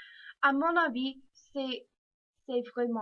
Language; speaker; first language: French; non-native, learner; English